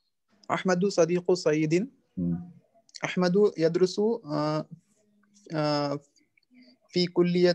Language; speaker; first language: Arabic; non-native, learner; Urdu